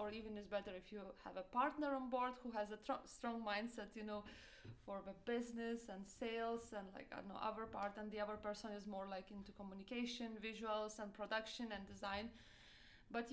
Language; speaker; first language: English; non-native, fluent; Lithuanian